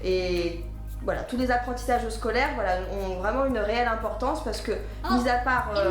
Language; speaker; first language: French; native; French